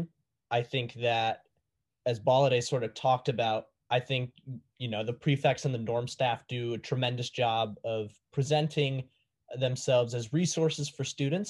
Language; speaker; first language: English; native; English